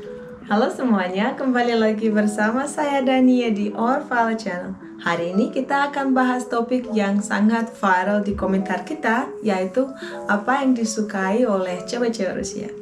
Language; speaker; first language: Indonesian; non-native, fluent; Russian